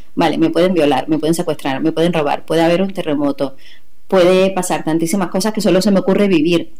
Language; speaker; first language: Spanish; native; Spanish